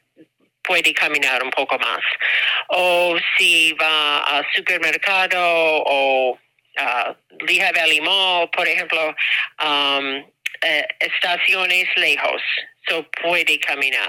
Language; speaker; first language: Spanish; non-native, learner; English